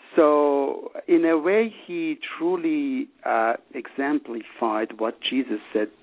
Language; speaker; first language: English; non-native, fluent; Persian